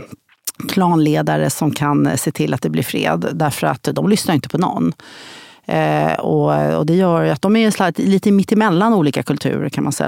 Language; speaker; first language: Swedish; native; Swedish